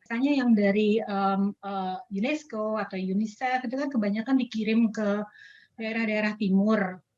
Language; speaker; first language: Indonesian; native; Indonesian